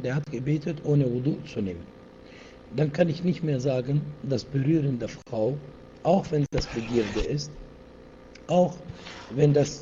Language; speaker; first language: German; non-native, fluent; Arabic